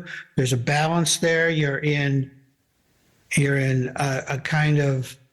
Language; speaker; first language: English; native; English